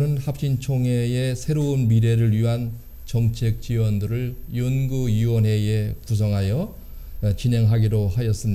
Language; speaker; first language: Korean; native; Korean